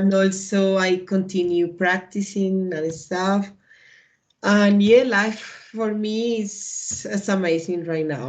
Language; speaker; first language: English; non-native, learner; Spanish